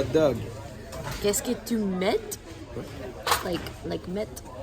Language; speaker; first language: French; non-native, learner; English